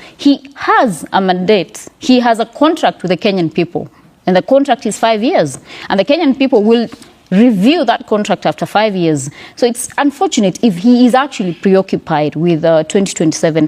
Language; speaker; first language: English; non-native, local second language; Kikuyu